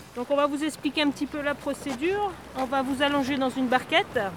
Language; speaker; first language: French; native; French